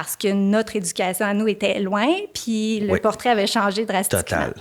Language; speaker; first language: French; native; French